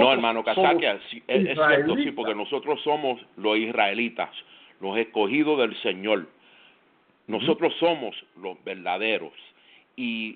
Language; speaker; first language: Spanish; native; Spanish